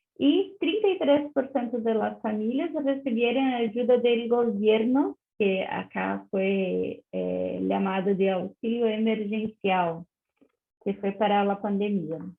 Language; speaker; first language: Spanish; non-native, learner; Portuguese